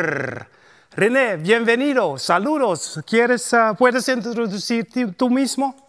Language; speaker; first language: Spanish; non-native, fluent; Papiamento